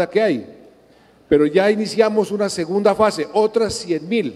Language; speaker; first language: Spanish; native; Spanish